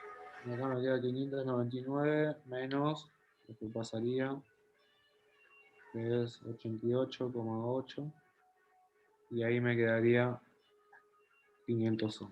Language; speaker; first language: Spanish; native; Spanish